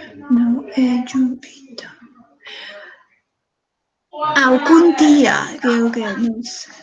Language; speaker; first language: Spanish; non-native, learner; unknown